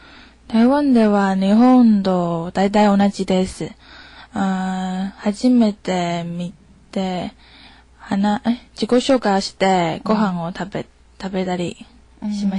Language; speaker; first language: Japanese; non-native, learner; Chinese